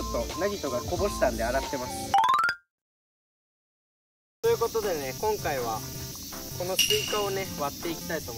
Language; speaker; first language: Japanese; native; Japanese